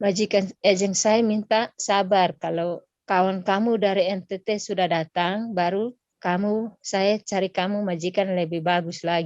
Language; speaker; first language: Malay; non-native, local second language; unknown